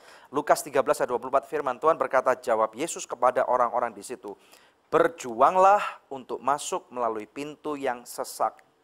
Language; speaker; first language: Indonesian; native; Indonesian